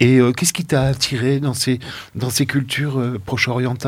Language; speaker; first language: French; native; French